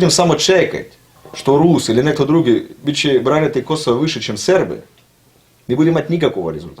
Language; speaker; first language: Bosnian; non-native, learner; Russian